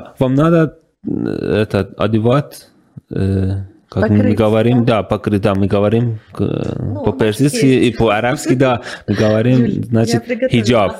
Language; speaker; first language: Russian; non-native, learner; Persian